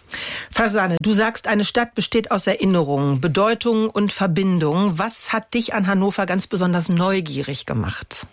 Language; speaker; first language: German; native; German